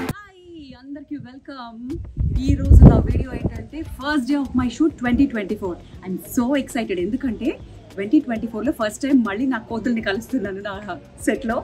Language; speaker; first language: Telugu; native; Telugu